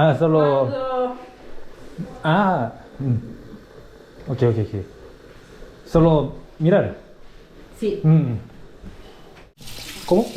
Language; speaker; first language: Spanish; non-native, learner; Korean